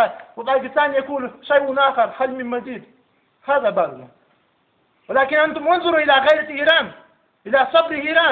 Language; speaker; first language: Arabic; non-native, learner; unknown